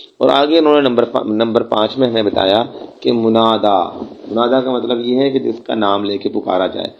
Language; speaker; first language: Urdu; non-native, local second language; Baluchi